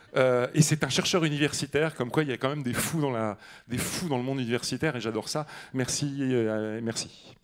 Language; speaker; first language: French; native; French